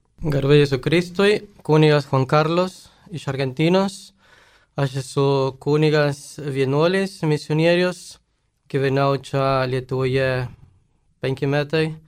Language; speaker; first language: Lithuanian; non-native, fluent; Spanish